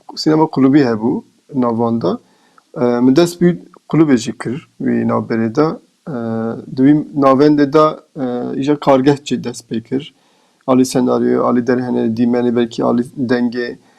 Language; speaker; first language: Kurdish; native; Kurdish